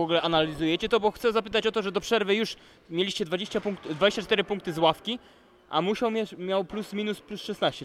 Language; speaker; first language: Polish; native; Polish